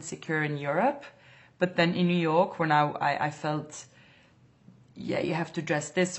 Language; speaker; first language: English; non-native, fluent; Dutch